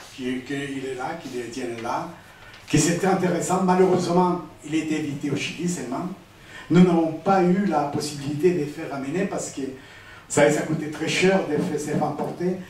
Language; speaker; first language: French; non-native, fluent; Spanish